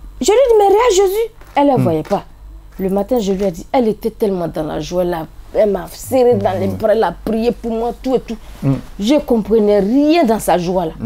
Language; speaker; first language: French; non-native, local second language; Dyula